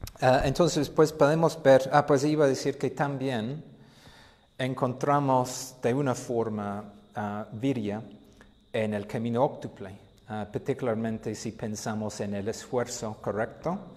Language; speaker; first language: Spanish; non-native, fluent; English